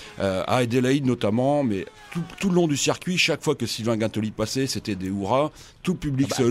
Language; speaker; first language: French; native; French